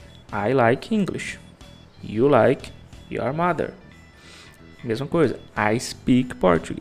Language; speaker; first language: English; non-native, fluent; Portuguese